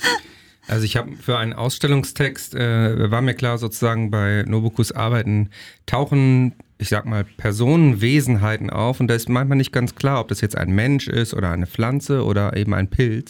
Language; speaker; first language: German; native; German